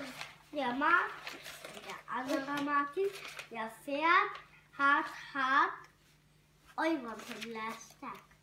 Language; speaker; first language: German; non-native, learner; Hungarian